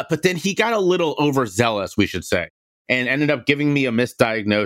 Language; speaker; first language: English; native; English